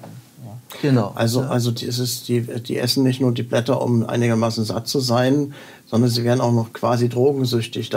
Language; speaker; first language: German; native; German